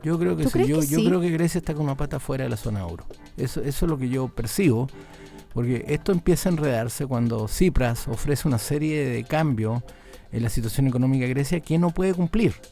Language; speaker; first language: Spanish; native; Spanish